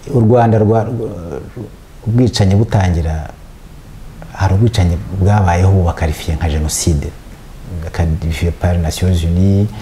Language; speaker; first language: Kinyarwanda; early bilingual, heritage; Kinyarwanda